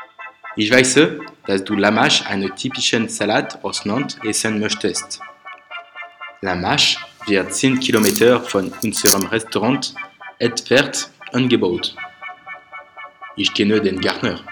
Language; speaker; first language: German; non-native, learner; French